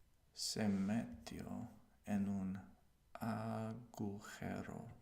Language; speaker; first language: Spanish; non-native, learner; English